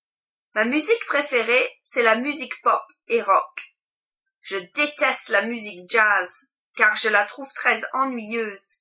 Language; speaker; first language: French; non-native, learner; English